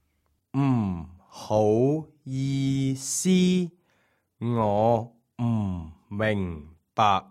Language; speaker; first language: Cantonese; non-native, learner; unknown